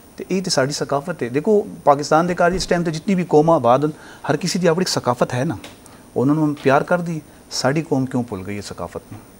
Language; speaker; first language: Punjabi; native; Punjabi